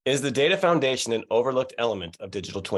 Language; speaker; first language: English; native; English